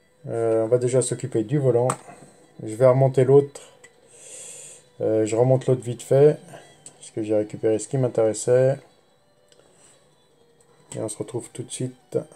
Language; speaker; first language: French; native; French